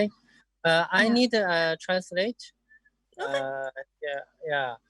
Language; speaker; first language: English; non-native, learner; Chinese